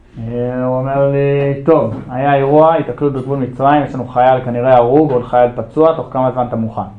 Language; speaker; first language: Hebrew; early bilingual, other home language; English